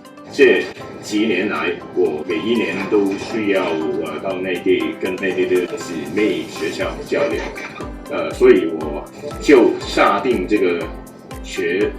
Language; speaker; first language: Chinese; non-native, learner; Cantonese